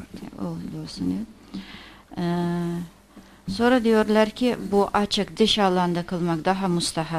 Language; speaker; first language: Turkish; non-native, fluent; Azerbaijani